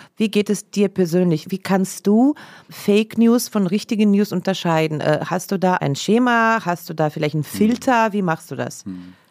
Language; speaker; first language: German; non-native, fluent; Russian